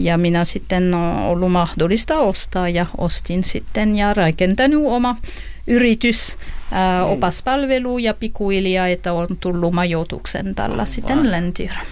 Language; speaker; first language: Finnish; non-native, learner; French